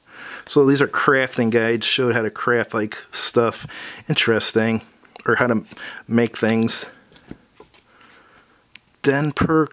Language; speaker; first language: English; native; English